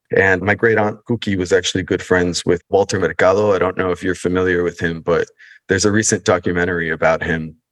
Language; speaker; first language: English; early bilingual, other home language; Spanish